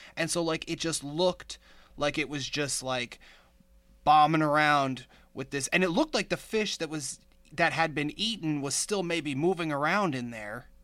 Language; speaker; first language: English; native; English